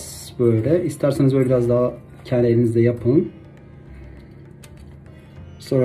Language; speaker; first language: Turkish; native; Turkish